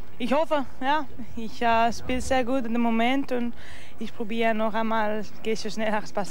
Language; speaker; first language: German; non-native, learner; Spanish